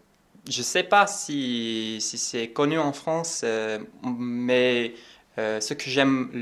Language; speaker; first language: French; non-native, fluent; English